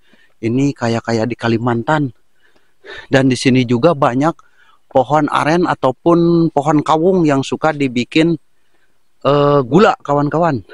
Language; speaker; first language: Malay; non-native, local second language; Sundanese